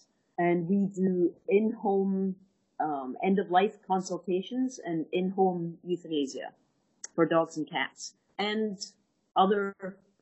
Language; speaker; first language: English; native; English